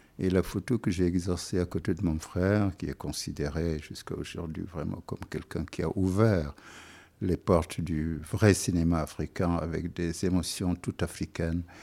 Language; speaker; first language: French; non-native, local second language; Wolof